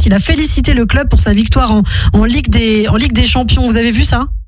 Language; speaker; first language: French; native; French